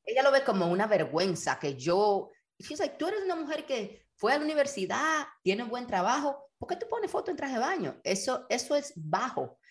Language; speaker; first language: Spanish; early bilingual, heritage; Spanish